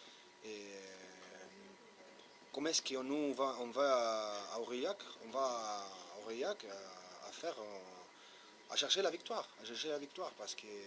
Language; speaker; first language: French; non-native, fluent; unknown